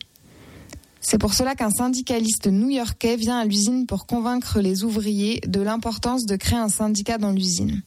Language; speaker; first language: French; native; French